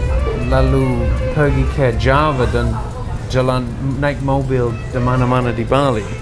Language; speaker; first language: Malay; non-native, learner; English